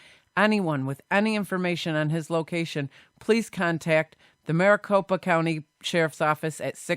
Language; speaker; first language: English; native; English